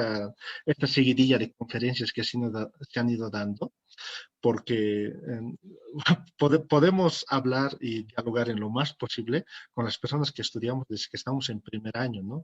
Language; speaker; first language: Spanish; native; Spanish